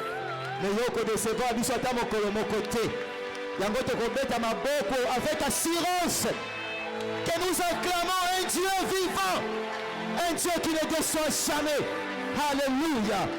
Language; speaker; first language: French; non-native, local second language; Lingala